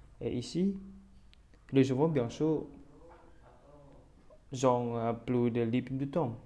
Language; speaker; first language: French; non-native, learner; Indonesian